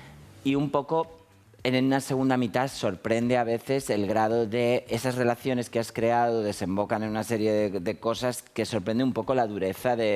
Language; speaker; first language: Spanish; native; Spanish